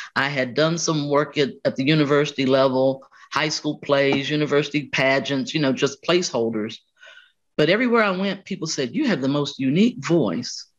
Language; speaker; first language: English; native; English